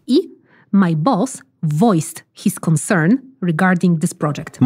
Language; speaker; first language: English; non-native, fluent; Polish